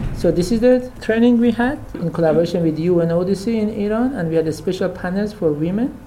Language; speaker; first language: English; non-native, fluent; Persian